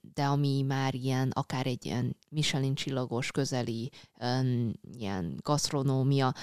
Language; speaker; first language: Hungarian; early bilingual, other home language; Chinese